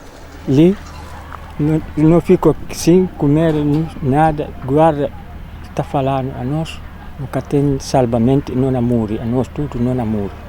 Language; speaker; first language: Portuguese; non-native, learner; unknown